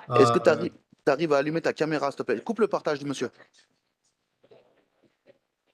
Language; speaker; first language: French; native; French